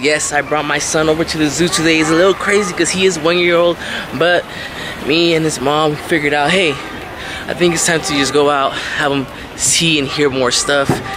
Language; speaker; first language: English; early bilingual, other home language; Spanish